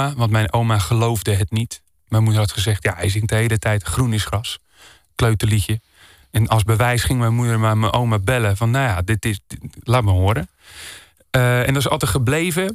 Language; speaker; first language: Dutch; native; Dutch